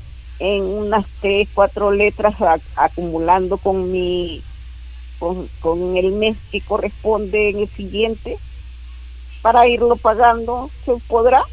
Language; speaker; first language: Spanish; native; Spanish